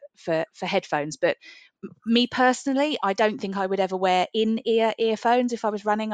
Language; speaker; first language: English; native; English